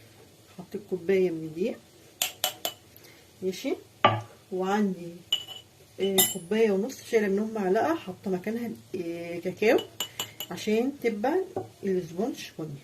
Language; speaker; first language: Arabic; native; Arabic